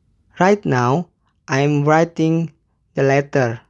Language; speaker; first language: English; non-native, fluent; Indonesian